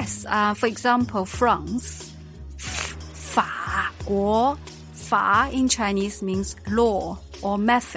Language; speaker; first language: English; non-native, fluent; Chinese